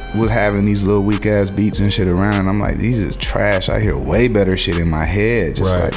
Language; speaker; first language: English; native; English